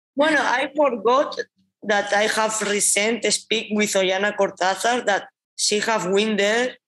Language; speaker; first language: English; non-native, learner; Spanish